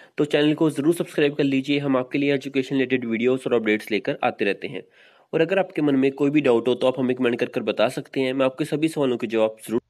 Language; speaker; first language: Hindi; non-native, local second language; Punjabi